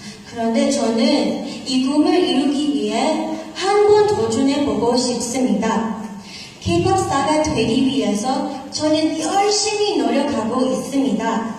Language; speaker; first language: Korean; non-native, learner; English